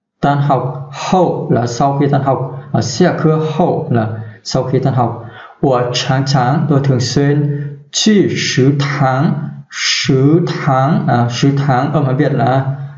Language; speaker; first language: Chinese; non-native, fluent; Vietnamese